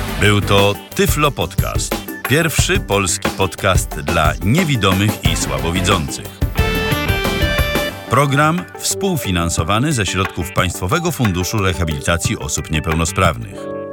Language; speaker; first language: Polish; native; Polish